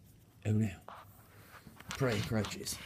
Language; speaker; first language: English; native; English